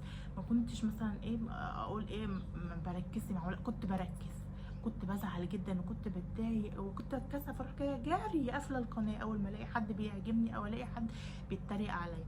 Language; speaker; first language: Arabic; native; Arabic